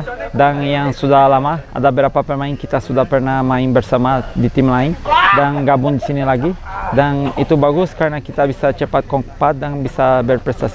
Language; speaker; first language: Indonesian; non-native, fluent; Portuguese